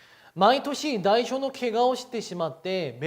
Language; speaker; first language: Japanese; non-native, fluent; Korean